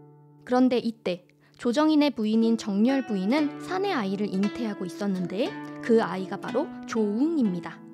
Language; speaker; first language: Korean; native; Korean